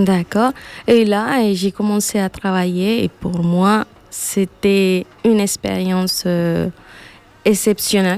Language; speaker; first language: French; non-native, fluent; Spanish